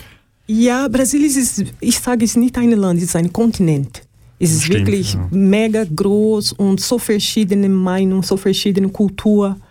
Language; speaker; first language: German; non-native, learner; Portuguese